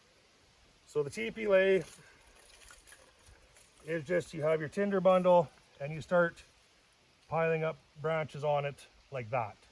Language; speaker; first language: English; native; English